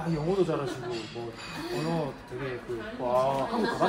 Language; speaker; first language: Korean; native; Korean